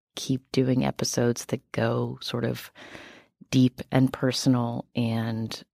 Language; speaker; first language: English; native; English